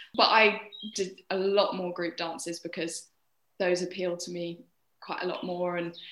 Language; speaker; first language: English; native; English